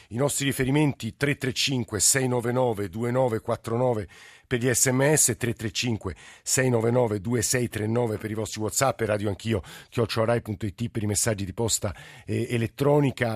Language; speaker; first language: Italian; native; Italian